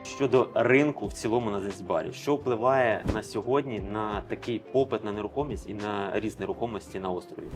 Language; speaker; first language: Ukrainian; native; Ukrainian